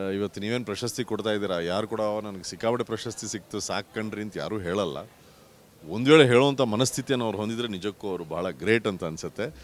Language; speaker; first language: Kannada; native; Kannada